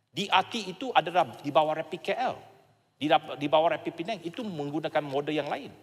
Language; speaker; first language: Malay; non-native, local second language; Chinese